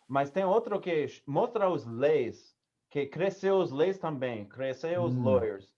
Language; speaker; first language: Portuguese; non-native, learner; English